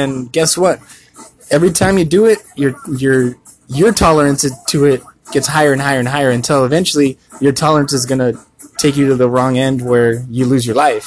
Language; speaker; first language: English; native; English